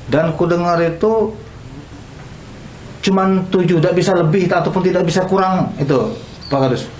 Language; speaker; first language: Malay; native; Malay